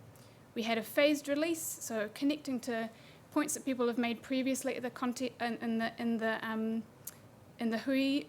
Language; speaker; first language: English; native; English